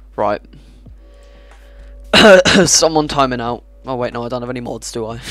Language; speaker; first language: English; native; English